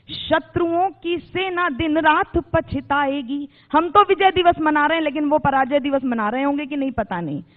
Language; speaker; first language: Hindi; native; Hindi